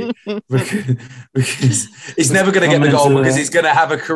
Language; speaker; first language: English; native; English